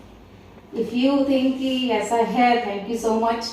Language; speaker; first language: Hindi; native; Hindi